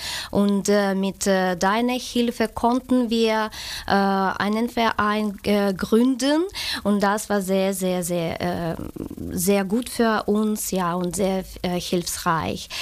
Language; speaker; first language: German; non-native, learner; Ukrainian